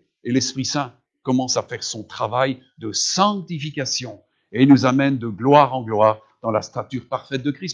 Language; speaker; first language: French; native; French